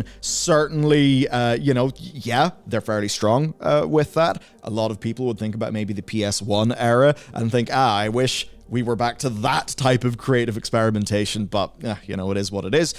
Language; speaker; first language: English; native; English